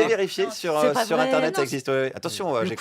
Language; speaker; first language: French; native; French